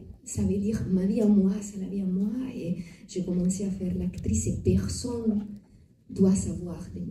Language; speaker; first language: French; non-native, fluent; Italian